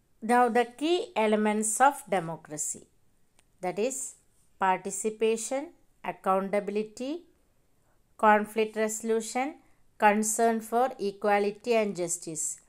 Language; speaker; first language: English; non-native, local second language; Malayalam